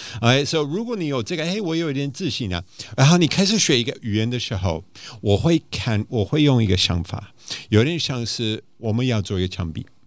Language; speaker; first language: Chinese; non-native, fluent; English